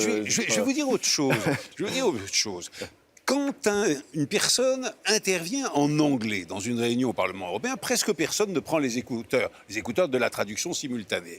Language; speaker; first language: French; native; French